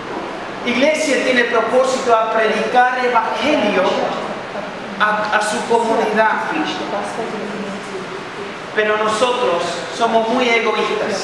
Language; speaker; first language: Spanish; non-native, fluent; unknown